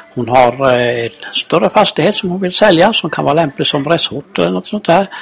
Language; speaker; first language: Swedish; native; Swedish